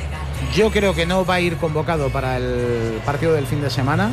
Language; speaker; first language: Spanish; native; Spanish